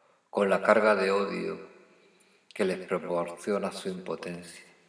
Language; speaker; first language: Spanish; native; Spanish